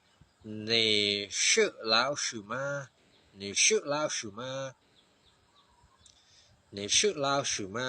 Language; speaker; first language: Chinese; non-native, fluent; Khmer